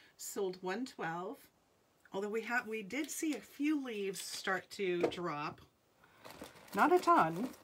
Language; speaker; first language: English; native; English